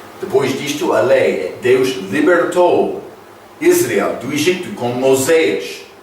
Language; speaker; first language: Portuguese; non-native, fluent; English